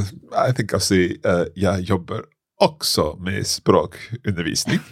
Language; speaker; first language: Swedish; non-native, learner; English